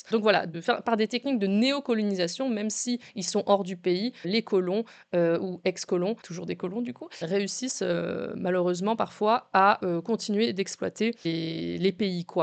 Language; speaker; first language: French; native; French